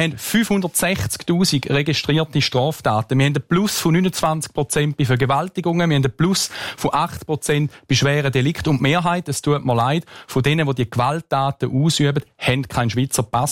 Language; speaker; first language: German; native; German